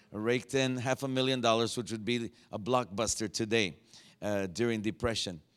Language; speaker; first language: English; native; English